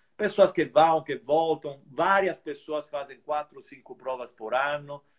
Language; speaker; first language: Portuguese; non-native, fluent; Italian